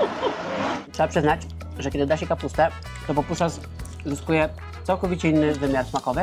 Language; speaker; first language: Polish; native; Polish